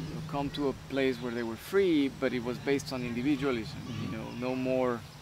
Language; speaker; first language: English; non-native, fluent; Spanish